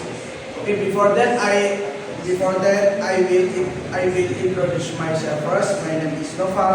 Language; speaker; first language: English; non-native, learner; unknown